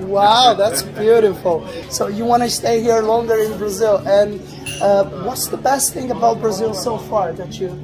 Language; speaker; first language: English; non-native, fluent; Portuguese